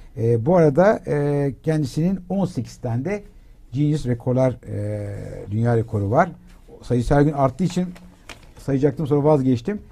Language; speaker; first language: Turkish; early bilingual, heritage; Turkish